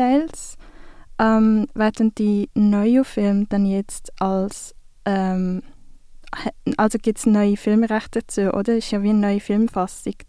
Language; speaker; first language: German; native; German